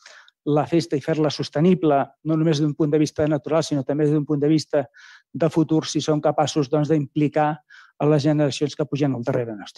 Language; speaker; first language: Catalan; native; Catalan